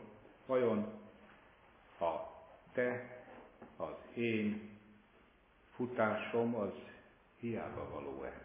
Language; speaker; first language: Hungarian; native; Hungarian